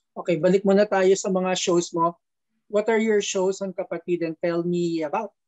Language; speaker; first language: Filipino; native; Filipino